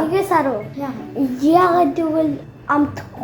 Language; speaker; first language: Mongolian; early bilingual, heritage; Mongolian